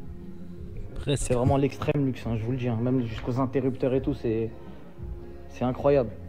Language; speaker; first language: French; native; French